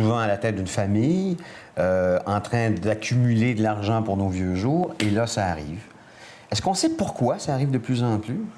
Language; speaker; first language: French; native; French